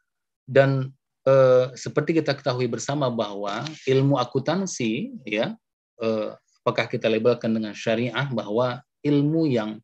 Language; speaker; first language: Indonesian; native; Indonesian